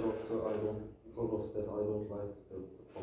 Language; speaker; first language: English; non-native, learner; Turkish